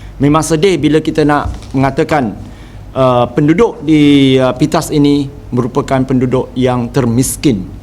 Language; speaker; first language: Malay; non-native, local second language; Chinese